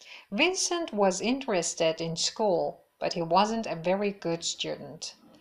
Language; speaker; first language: English; non-native, fluent; Persian